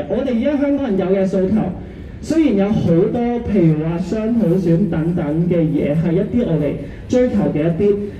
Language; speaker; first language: Cantonese; native; Cantonese